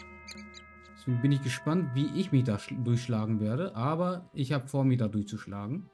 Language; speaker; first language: German; native; German